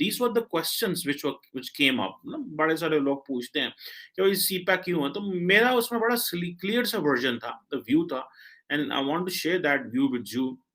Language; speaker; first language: Urdu; native; Urdu